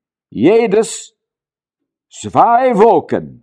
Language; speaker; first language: German; non-native, learner; English